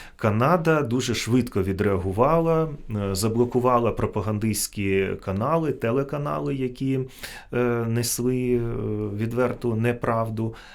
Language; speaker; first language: Ukrainian; native; Ukrainian